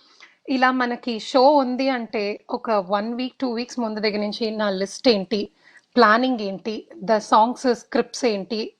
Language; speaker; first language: Telugu; native; Telugu